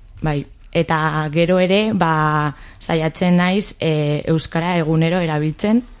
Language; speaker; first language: Basque; non-native, local second language; Spanish